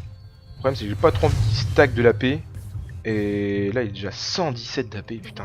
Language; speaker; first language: French; native; French